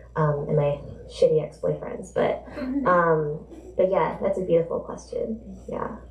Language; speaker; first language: English; native; English